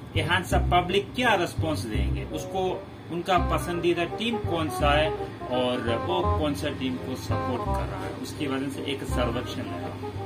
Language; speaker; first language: Hindi; non-native, local second language; Malayalam